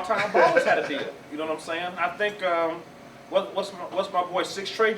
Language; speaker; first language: English; native; English